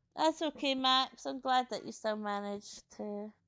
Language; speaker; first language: English; native; English